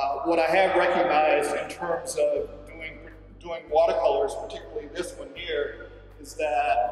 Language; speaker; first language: English; native; English